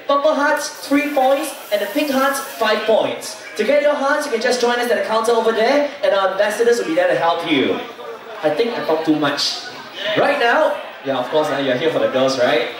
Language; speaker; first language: English; non-native, local second language; Chinese